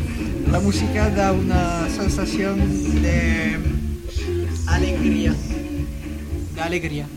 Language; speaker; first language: Spanish; non-native, learner; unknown